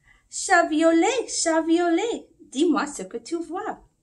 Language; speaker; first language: French; non-native, fluent; English